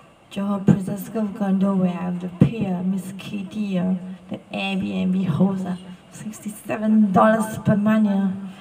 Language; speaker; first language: English; non-native, local second language; Chinese